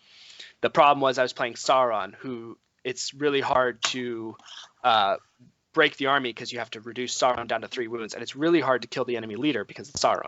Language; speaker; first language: English; native; English